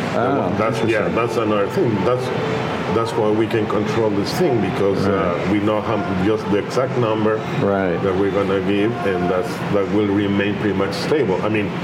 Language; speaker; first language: English; non-native, fluent; Spanish